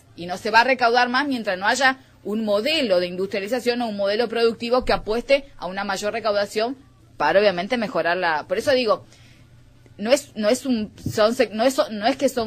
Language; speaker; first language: Spanish; native; Spanish